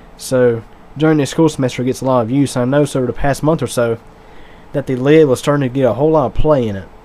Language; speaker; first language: English; native; English